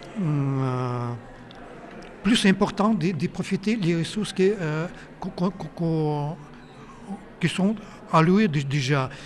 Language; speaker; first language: French; non-native, fluent; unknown